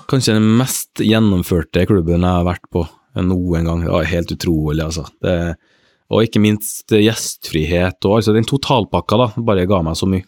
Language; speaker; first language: Norwegian; native; Norwegian